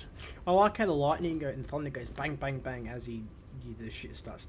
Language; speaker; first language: English; native; English